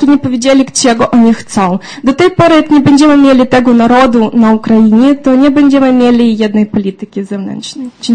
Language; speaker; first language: Polish; non-native, fluent; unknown